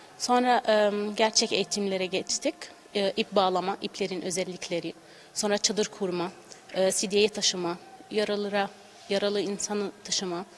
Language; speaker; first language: Turkish; non-native, fluent; Arabic